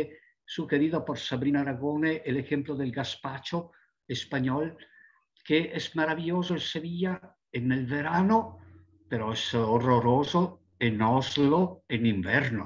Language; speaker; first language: Spanish; non-native, fluent; Italian